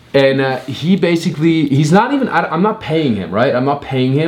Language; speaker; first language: English; non-native, fluent; German